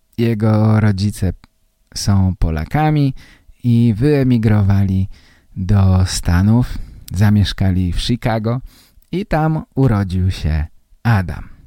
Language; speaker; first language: Polish; native; Polish